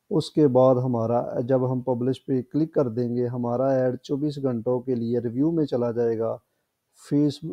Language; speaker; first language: Urdu; non-native, local second language; Punjabi